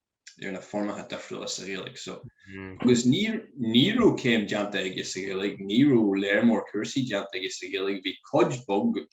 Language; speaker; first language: Irish; non-native, local second language; English